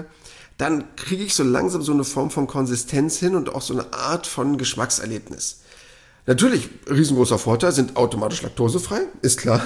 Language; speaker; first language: German; native; German